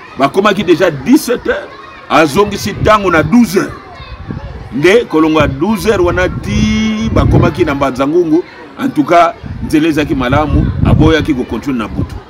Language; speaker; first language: Lingala; non-native, local second language; Kongo